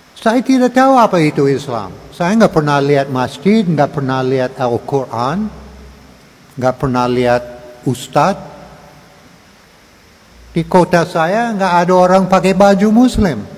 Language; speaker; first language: Indonesian; non-native, learner; English